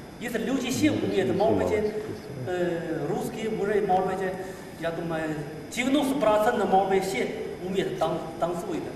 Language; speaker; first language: Russian; non-native, learner; Chinese